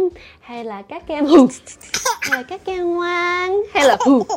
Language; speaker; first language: Vietnamese; early bilingual, heritage; Vietnamese